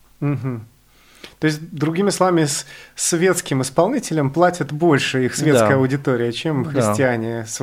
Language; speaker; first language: Russian; native; Russian